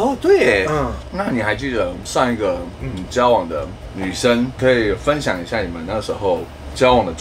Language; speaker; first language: Chinese; native; Chinese